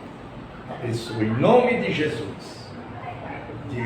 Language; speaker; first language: Portuguese; native; Portuguese